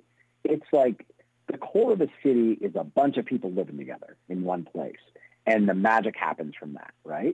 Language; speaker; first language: English; native; English